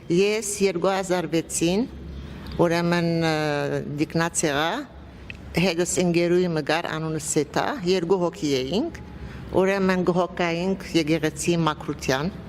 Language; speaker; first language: Armenian; native; Armenian